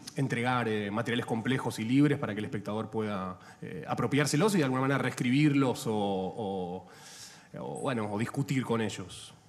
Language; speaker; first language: Spanish; native; Spanish